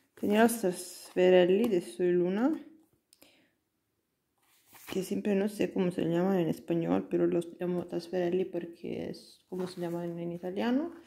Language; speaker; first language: Spanish; non-native, learner; Italian